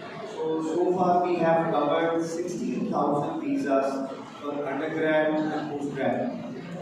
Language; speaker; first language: English; non-native, local second language; Telugu